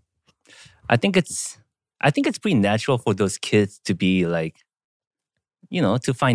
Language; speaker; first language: English; non-native, fluent; Korean